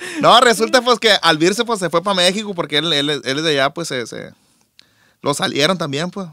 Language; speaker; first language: Spanish; native; Spanish